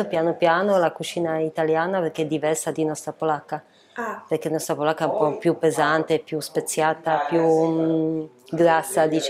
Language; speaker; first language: Italian; non-native, fluent; Polish